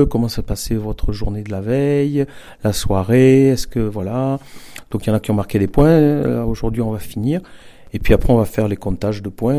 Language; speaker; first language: French; native; French